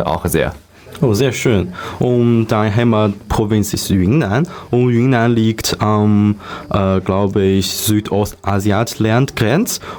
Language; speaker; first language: German; non-native, learner; Chinese